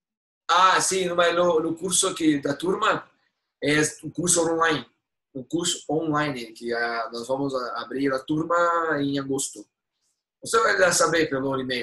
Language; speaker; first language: Spanish; non-native, learner; Portuguese